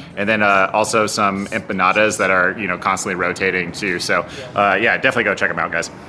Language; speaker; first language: English; native; English